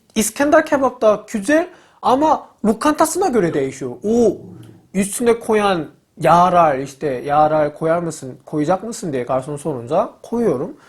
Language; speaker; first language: Turkish; non-native, learner; Korean